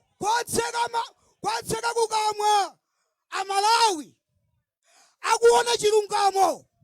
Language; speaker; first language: Nyanja; non-native, local second language; Tumbuka